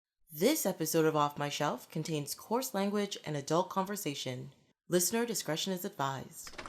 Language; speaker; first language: English; native; English